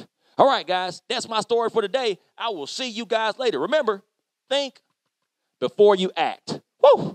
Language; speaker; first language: English; native; English